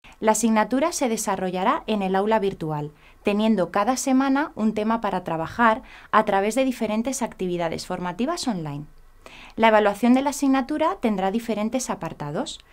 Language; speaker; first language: Spanish; native; Spanish